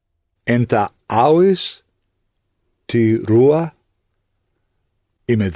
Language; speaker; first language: Arabic; non-native, learner; English